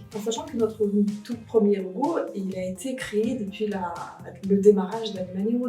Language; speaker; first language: French; native; French